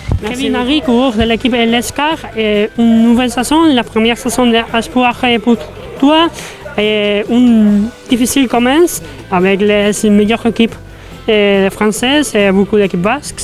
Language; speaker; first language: French; non-native, learner; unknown